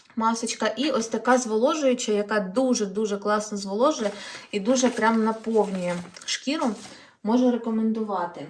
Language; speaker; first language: Ukrainian; non-native, local second language; Russian